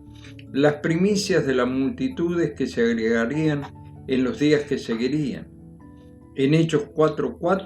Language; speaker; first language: Spanish; native; Spanish